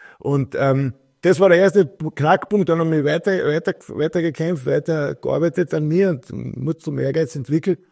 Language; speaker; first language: German; native; German